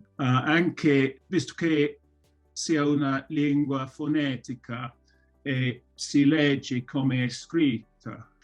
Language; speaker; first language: Italian; non-native, fluent; English